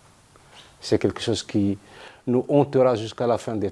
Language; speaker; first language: French; non-native, local second language; Arabic